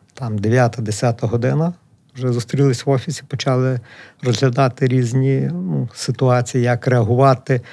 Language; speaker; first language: Ukrainian; native; Ukrainian